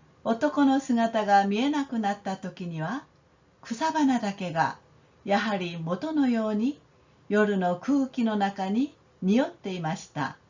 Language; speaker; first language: Japanese; non-native, fluent; Korean